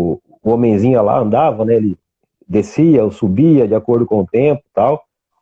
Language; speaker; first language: Portuguese; native; Portuguese